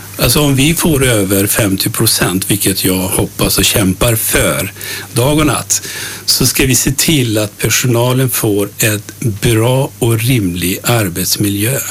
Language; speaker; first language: Swedish; early bilingual, other home language; Turkish